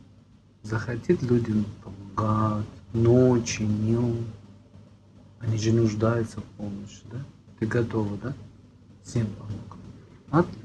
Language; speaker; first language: Russian; non-native, fluent; Persian